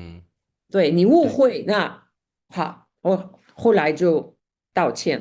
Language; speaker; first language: Chinese; non-native, fluent; Spanish